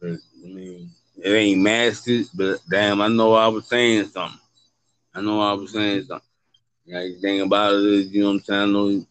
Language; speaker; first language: English; native; English